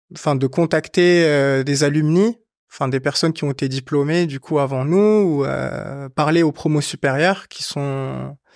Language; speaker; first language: French; non-native, local second language; Arabic